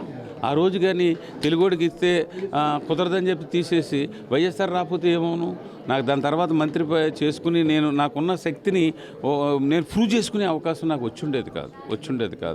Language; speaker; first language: Telugu; native; Telugu